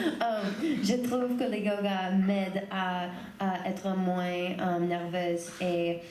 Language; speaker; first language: French; non-native, learner; English